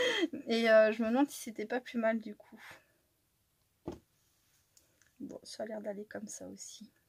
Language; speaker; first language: French; native; French